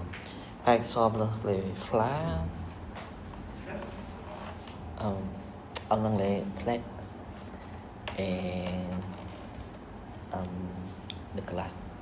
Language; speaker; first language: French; non-native, learner; Khmer